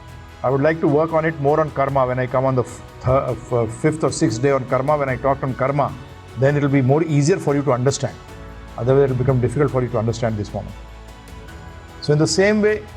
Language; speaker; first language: English; non-native, local second language; Hindi